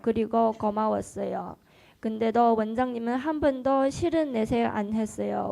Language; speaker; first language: Korean; non-native, learner; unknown